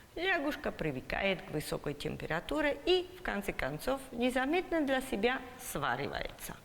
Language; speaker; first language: Russian; non-native, fluent; Slovak